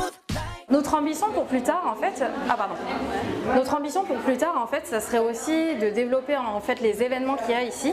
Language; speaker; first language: French; native; French